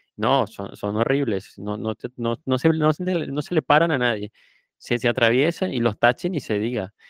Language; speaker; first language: Spanish; native; Spanish